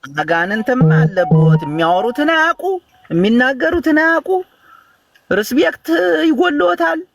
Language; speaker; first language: Amharic; native; Amharic